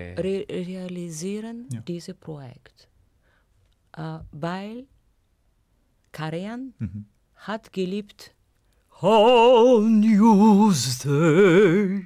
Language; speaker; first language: German; non-native, learner; Bulgarian